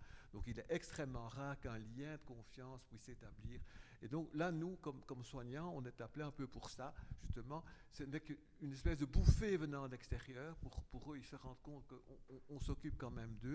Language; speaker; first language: French; native; French